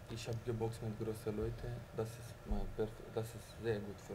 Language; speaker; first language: German; non-native, learner; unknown